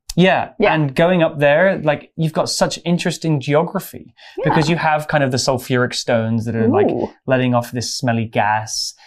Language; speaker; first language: English; native; English